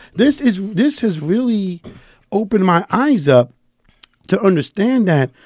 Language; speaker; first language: English; native; English